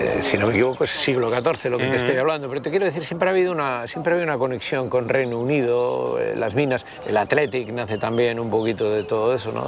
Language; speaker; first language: Spanish; native; Spanish